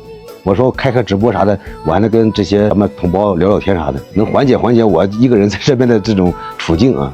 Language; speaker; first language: Chinese; native; Chinese